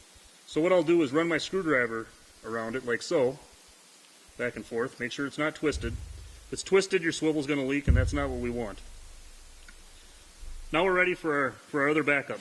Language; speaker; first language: English; native; English